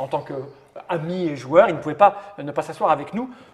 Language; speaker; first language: French; native; French